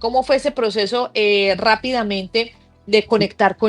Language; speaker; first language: Spanish; native; Spanish